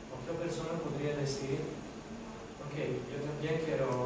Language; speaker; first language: Spanish; non-native, fluent; Greek